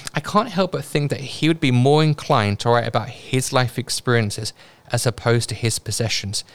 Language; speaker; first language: English; native; English